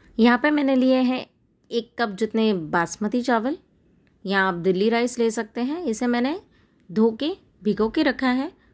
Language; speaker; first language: Hindi; non-native, local second language; Marathi